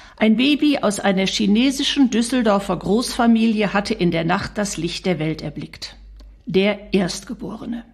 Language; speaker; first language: German; native; German